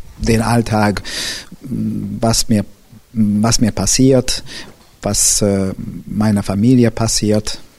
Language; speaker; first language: German; non-native, local second language; Hungarian